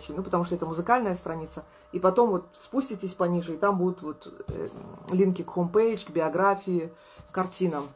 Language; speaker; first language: Russian; native; Russian